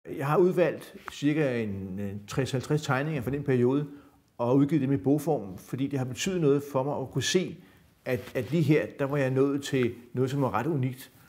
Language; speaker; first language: Danish; native; Danish